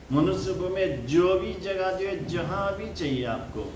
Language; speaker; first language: Hindi; non-native, local second language; Gujarati